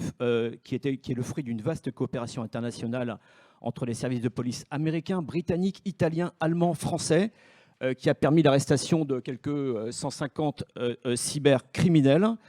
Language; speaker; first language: French; native; French